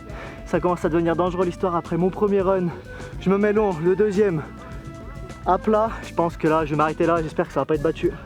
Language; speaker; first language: French; native; French